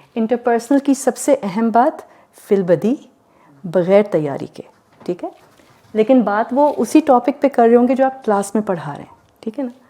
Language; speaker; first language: Urdu; native; Urdu